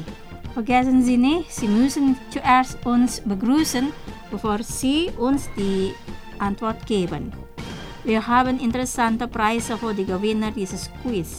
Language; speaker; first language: German; non-native, fluent; Indonesian